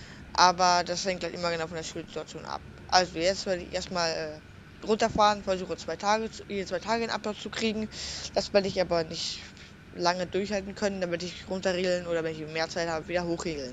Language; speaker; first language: German; native; German